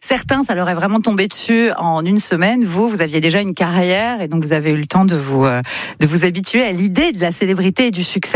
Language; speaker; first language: French; native; French